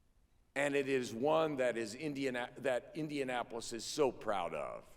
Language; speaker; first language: English; native; English